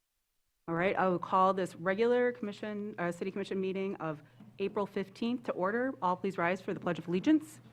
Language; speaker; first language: English; native; English